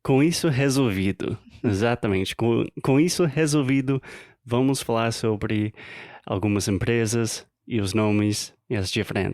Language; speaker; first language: Portuguese; non-native, fluent; English